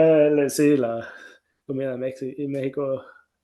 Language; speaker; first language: Spanish; non-native, fluent; Norwegian